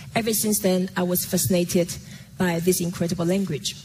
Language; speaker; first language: English; non-native, fluent; Chinese